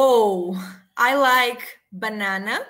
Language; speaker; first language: English; non-native, learner; Portuguese